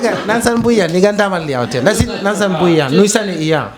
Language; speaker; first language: Chinese; non-native, learner; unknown